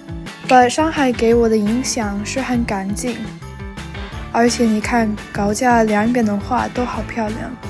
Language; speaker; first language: Chinese; non-native, learner; English